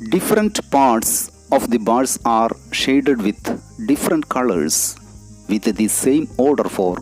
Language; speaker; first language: English; non-native, local second language; Malayalam